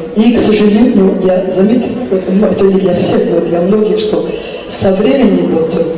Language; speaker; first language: Russian; non-native, fluent; French